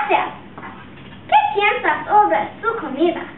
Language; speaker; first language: Spanish; non-native, learner; English